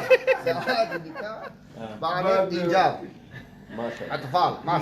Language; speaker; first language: Arabic; non-native, fluent; Chinese